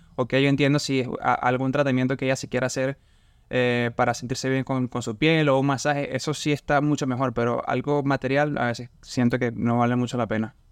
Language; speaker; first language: Spanish; native; Spanish